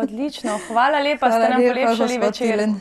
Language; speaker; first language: Slovenian; native; Slovenian